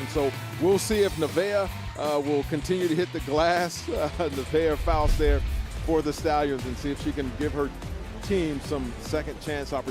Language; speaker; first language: English; native; English